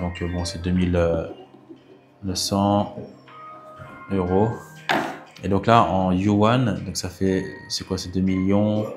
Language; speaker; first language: French; native; French